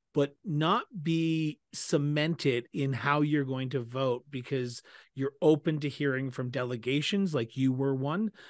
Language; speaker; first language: English; native; English